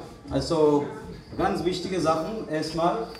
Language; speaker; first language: German; non-native, learner; Hindi